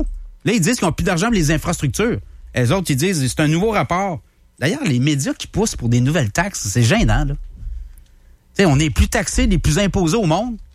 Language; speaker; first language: French; native; French